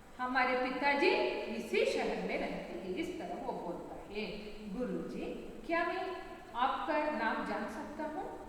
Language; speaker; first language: Hindi; non-native, local second language; Kannada